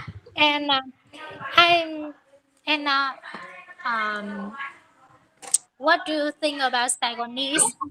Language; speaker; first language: English; non-native, learner; Vietnamese